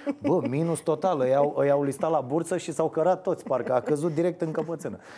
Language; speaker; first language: Romanian; native; Romanian